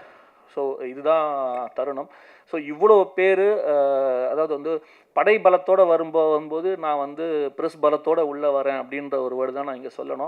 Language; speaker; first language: Tamil; native; Tamil